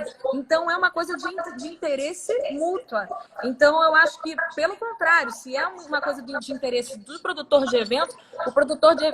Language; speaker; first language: Portuguese; native; Portuguese